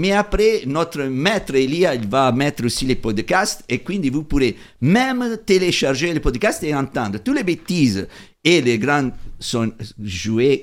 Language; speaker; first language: French; non-native, fluent; Italian